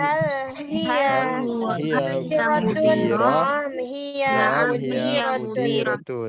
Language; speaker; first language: Arabic; non-native, learner; Indonesian